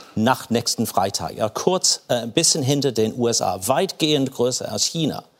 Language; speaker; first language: German; non-native, fluent; English